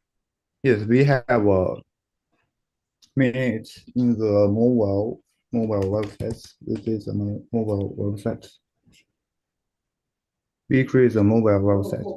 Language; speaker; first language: English; non-native, learner; Chinese